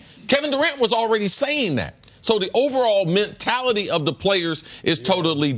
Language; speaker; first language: English; native; English